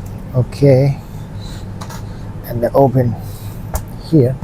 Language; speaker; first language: English; non-native, learner; Thai